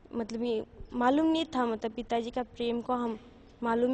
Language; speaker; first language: Hindi; non-native, local second language; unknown